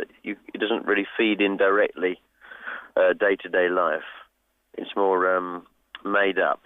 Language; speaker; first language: English; native; English